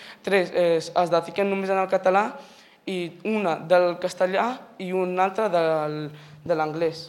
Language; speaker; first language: Catalan; non-native, local second language; Spanish